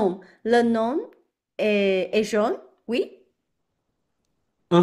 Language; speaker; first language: French; non-native, learner; Chinese